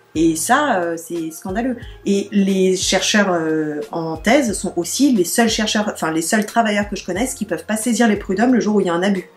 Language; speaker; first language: French; native; French